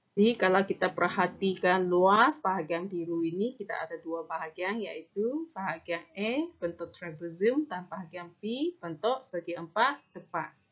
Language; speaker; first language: Malay; non-native, local second language; Chinese